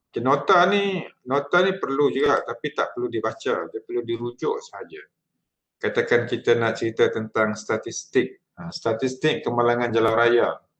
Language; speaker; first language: Malay; native; Malay